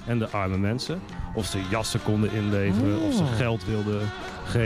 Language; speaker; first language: Dutch; native; Dutch